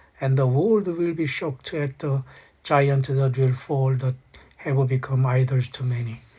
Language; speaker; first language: English; non-native, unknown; Korean